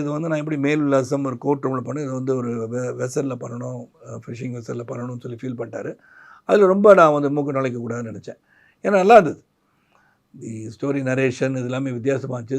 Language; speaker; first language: Tamil; native; Tamil